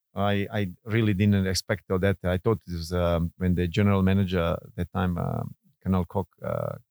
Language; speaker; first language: English; non-native, fluent; Bosnian